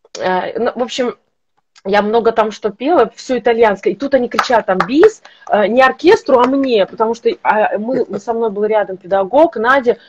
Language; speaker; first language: Russian; native; Russian